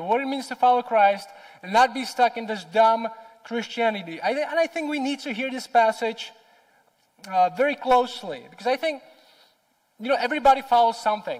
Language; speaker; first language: English; non-native, fluent; Czech